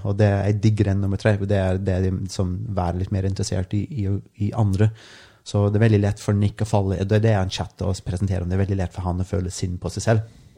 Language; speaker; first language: Norwegian; non-native, fluent; English